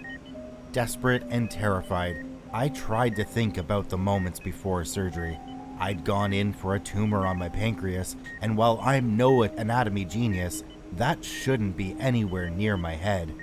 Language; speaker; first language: English; native; English